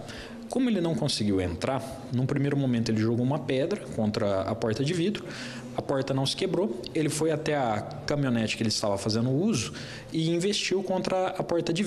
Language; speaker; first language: Portuguese; native; Portuguese